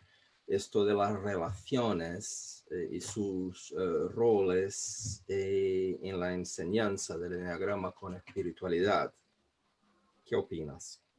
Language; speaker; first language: Spanish; non-native, fluent; Portuguese